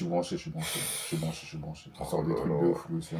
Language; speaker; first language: French; native; French